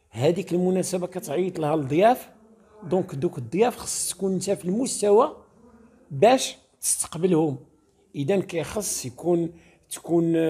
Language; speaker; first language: Arabic; native; Arabic